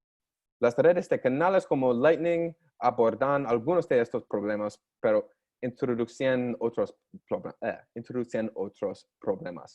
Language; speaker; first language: Spanish; non-native, learner; English